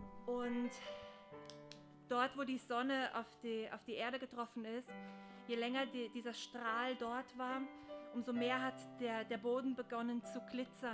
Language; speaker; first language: German; native; German